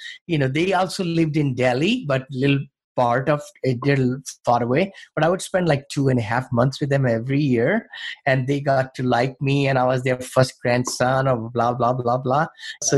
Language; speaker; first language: English; non-native, local second language; Hindi